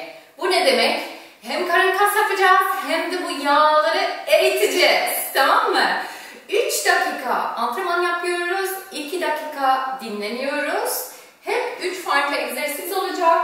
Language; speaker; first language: Turkish; non-native, fluent; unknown